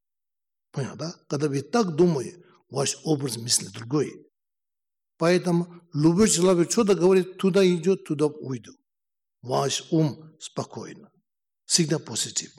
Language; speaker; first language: Russian; non-native, learner; Tibetan